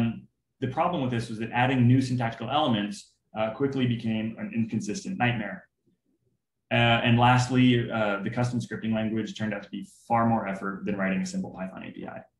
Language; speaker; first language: English; native; English